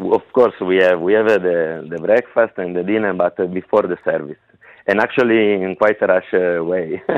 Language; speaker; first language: English; non-native, learner; Italian